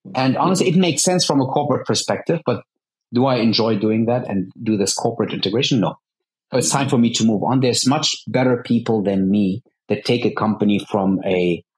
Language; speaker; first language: English; early bilingual, heritage; Arabic